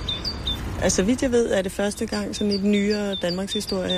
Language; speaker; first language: Danish; native; Danish